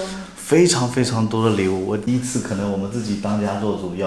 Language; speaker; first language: Chinese; native; Chinese